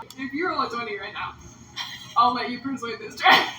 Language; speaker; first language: English; native; English